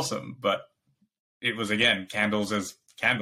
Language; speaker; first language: English; non-native, local second language; Bangla